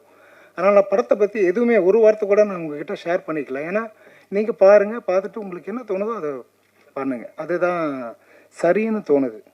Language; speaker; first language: Tamil; native; Tamil